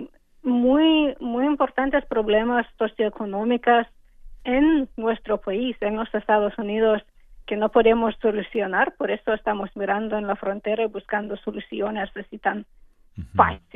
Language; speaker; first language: Spanish; non-native, fluent; English